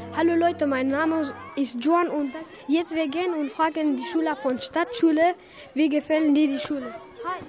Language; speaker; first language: German; non-native, learner; Arabic